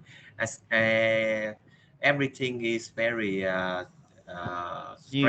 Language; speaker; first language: English; non-native, learner; Vietnamese